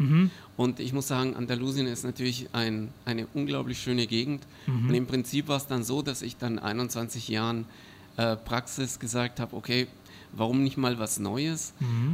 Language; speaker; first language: German; early bilingual, other home language; Spanish